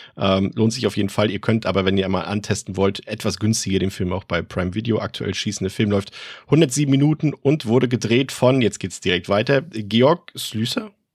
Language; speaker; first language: German; native; German